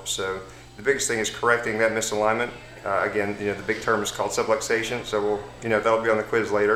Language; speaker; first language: English; native; English